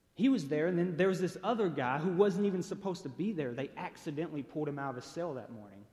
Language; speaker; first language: English; native; English